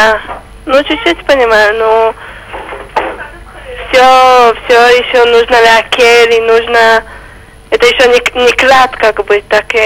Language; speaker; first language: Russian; early bilingual, heritage; Hebrew